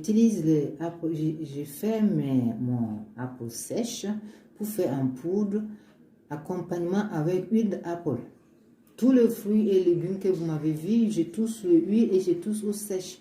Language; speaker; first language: French; non-native, learner; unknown